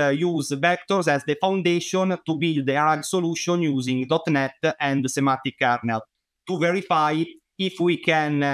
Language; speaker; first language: English; non-native, fluent; Italian